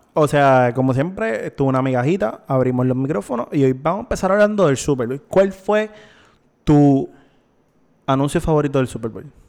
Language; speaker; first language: Spanish; native; Spanish